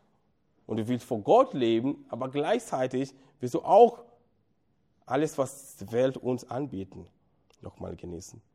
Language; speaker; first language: German; non-native, fluent; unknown